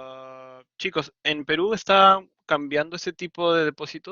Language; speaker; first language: Spanish; native; Spanish